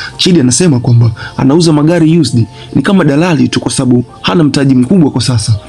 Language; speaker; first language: Swahili; native; Swahili